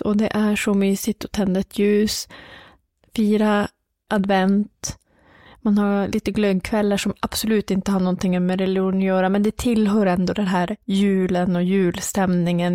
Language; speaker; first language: Swedish; native; Swedish